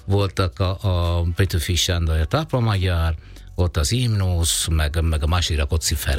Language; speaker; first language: Hungarian; non-native, fluent; Italian